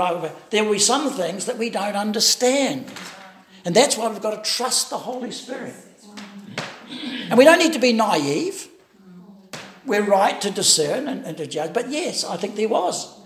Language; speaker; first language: English; native; English